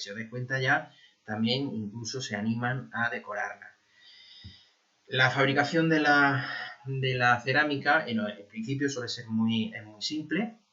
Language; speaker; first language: Spanish; native; Spanish